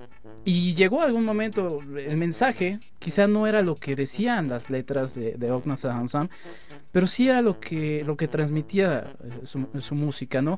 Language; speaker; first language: Spanish; native; Spanish